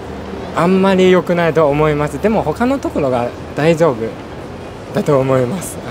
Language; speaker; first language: Japanese; non-native, fluent; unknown